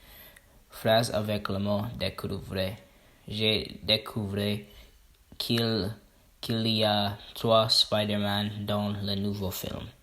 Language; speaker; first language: French; non-native, learner; English